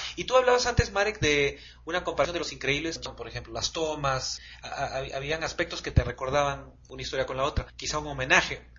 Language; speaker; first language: Spanish; native; Spanish